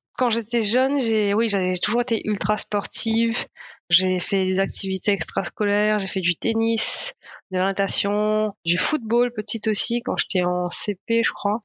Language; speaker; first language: French; non-native, local second language; Morisyen